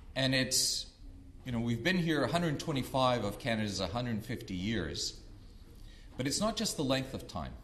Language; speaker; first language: English; early bilingual, other home language; Ukrainian